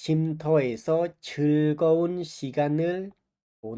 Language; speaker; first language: Korean; non-native, fluent; Khmer